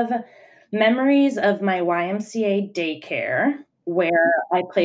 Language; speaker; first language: English; non-native, fluent; Italian